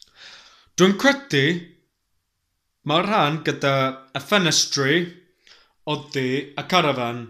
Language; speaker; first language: Welsh; non-native, learner; English